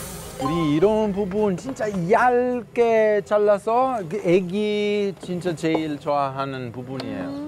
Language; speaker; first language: Korean; non-native, fluent; Italian